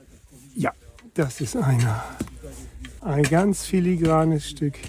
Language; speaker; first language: German; native; German